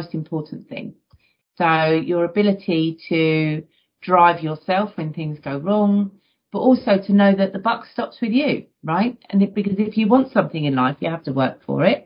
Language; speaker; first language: English; native; English